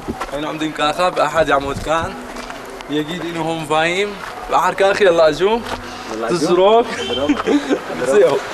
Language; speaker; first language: Hebrew; non-native, local second language; Arabic